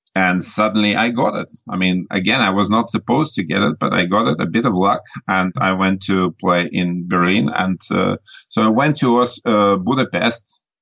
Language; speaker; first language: English; non-native, fluent; Russian